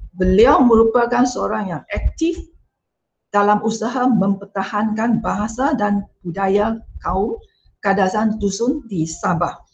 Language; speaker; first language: Malay; non-native, local second language; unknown